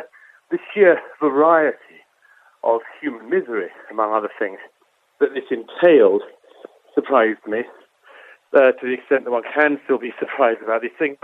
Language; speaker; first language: English; native; English